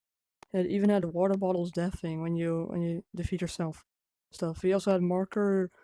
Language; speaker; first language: English; non-native, fluent; Dutch